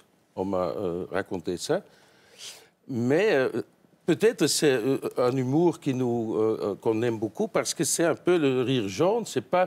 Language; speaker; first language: French; non-native, local second language; Dutch